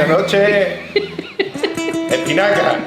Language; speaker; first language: Spanish; native; Spanish